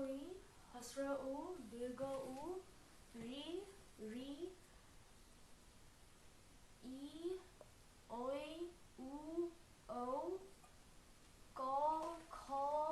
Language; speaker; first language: Assamese; early bilingual, heritage; Assamese